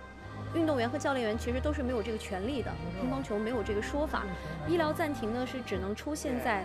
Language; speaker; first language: Chinese; native; Chinese